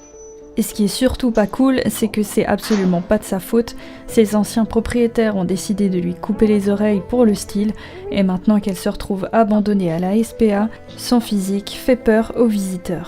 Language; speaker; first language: French; native; French